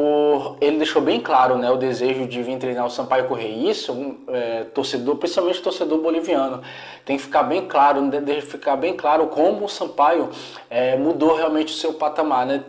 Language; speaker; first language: Portuguese; native; Portuguese